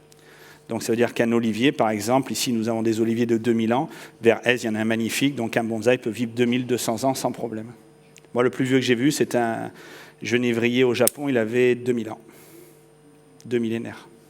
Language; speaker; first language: French; native; French